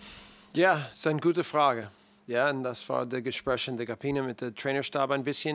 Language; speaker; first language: German; non-native, learner; English